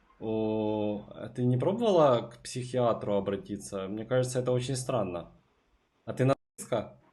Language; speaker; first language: Russian; native; Russian